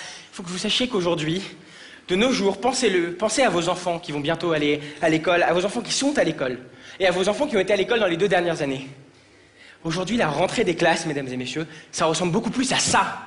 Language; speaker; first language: French; native; French